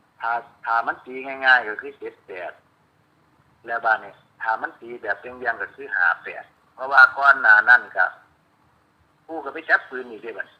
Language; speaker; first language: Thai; non-native, local second language; Lao